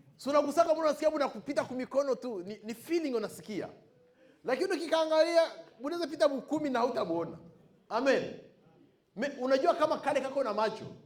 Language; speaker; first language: Swahili; non-native, local second language; Bembe